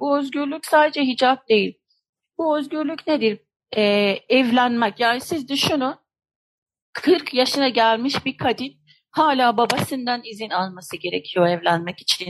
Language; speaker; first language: Turkish; non-native, fluent; Persian